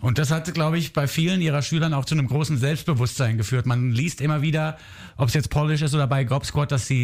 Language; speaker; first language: German; native; German